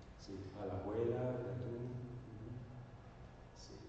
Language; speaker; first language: Portuguese; non-native, learner; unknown